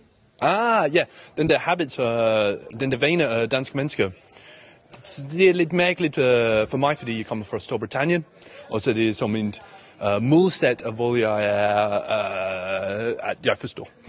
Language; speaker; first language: Danish; non-native, learner; English